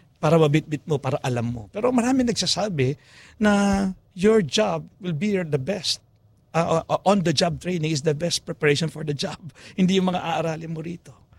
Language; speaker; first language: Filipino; non-native, local second language; Pampanga